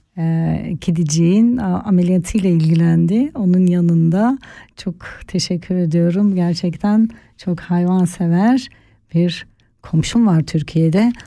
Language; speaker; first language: Turkish; native; Turkish